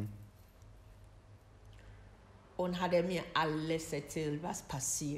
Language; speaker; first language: German; non-native, learner; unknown